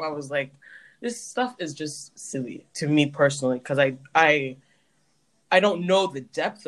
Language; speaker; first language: English; native; English